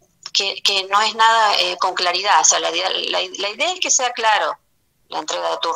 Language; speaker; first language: Spanish; native; Spanish